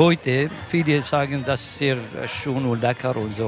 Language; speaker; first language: German; non-native, local second language; Kurdish